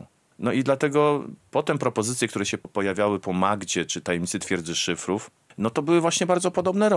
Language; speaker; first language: Polish; native; Polish